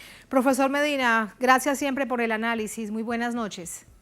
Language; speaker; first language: Spanish; native; Spanish